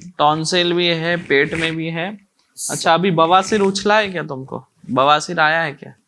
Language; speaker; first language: Hindi; native; Hindi